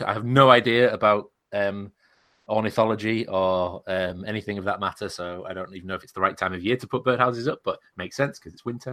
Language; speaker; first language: English; native; English